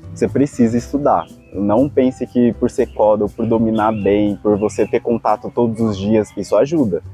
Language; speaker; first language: Portuguese; native; Portuguese